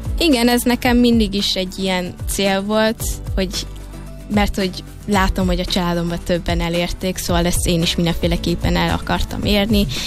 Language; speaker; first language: Hungarian; early bilingual, heritage; Hungarian